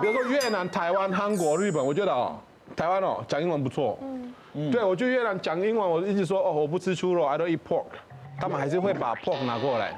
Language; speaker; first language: Chinese; non-native, fluent; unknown